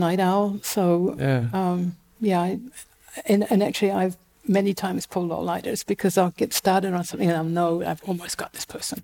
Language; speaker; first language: English; native; English